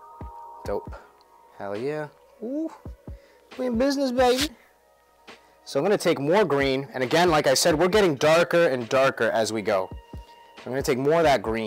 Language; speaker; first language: English; native; English